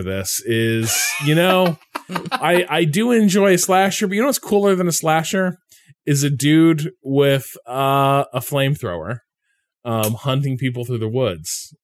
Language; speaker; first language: English; native; English